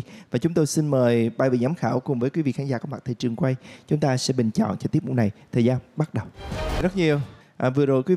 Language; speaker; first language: Vietnamese; native; Vietnamese